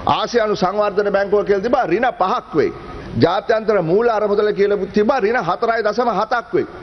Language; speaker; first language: Sinhala; native; Sinhala